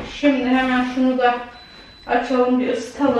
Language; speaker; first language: Turkish; early bilingual, heritage; Turkish